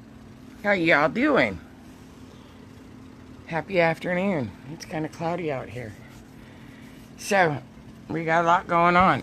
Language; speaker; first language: English; native; English